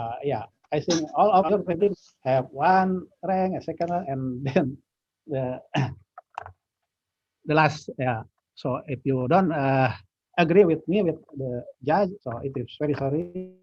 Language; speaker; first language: English; non-native, learner; Indonesian